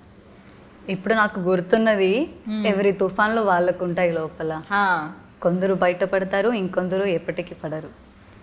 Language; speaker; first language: Telugu; non-native, learner; Malayalam